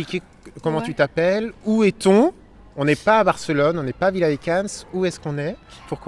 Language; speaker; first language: French; native; French